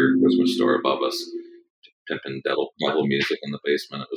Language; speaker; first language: English; native; English